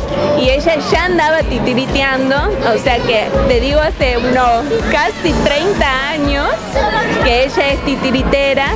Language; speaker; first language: Spanish; native; Spanish